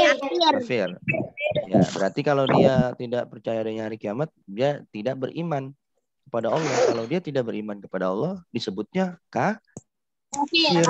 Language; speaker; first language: Indonesian; native; Indonesian